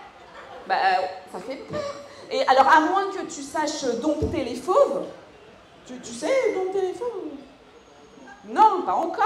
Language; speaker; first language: French; native; French